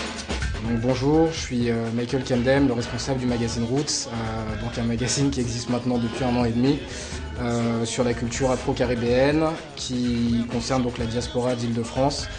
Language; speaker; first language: French; native; French